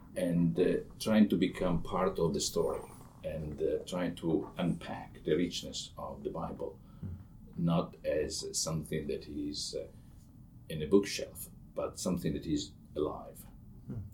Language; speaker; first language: English; non-native, fluent; Italian